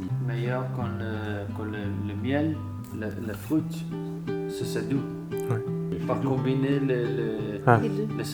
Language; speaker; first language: French; non-native, learner; Italian